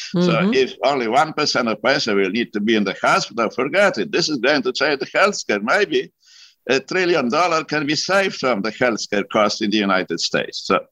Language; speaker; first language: English; non-native, fluent; Polish